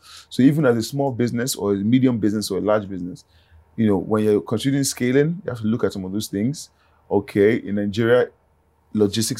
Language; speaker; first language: English; non-native, local second language; Yoruba